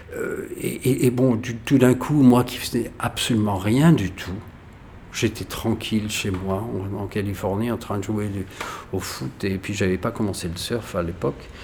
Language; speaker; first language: French; native; French